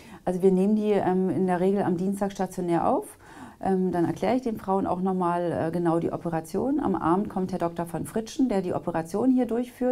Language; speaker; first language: German; native; German